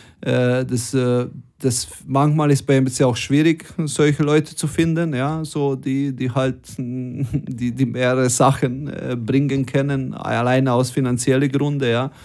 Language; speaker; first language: German; non-native, fluent; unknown